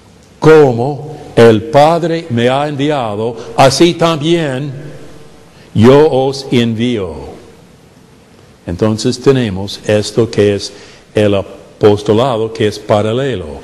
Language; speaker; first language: Spanish; non-native, fluent; English